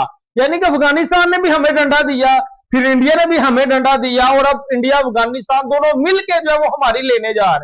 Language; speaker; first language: Hindi; non-native, local second language; Punjabi